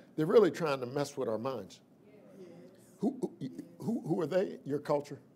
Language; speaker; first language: English; native; English